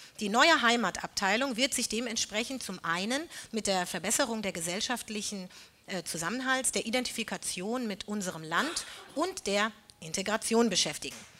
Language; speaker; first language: German; native; German